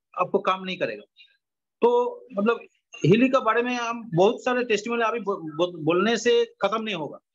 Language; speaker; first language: Hindi; non-native, local second language; Bangla